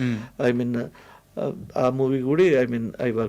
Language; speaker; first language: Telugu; non-native, fluent; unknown